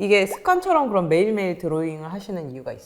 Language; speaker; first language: Korean; native; Korean